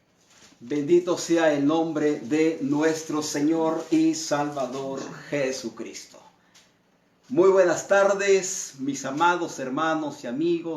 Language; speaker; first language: Spanish; native; Spanish